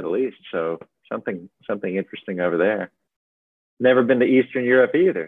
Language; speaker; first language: English; native; English